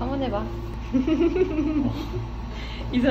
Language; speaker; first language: Korean; native; Korean